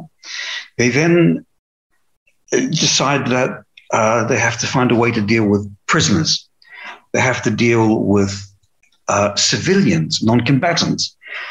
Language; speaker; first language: English; native; English